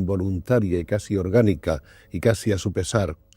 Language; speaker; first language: Spanish; native; Spanish